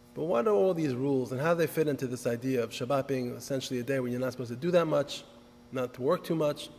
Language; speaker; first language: English; native; English